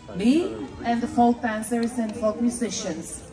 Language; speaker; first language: English; non-native, fluent; Swedish